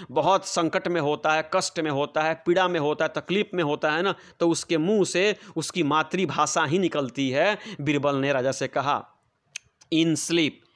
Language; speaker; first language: Hindi; non-native, local second language; Bhojpuri